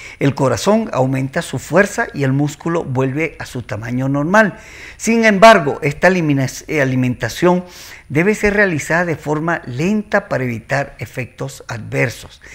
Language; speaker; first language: Spanish; native; Spanish